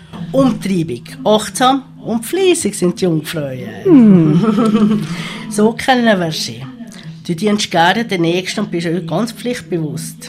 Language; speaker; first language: German; native; German